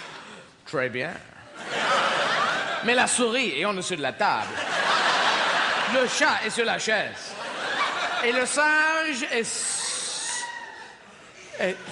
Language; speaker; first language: French; non-native, fluent; English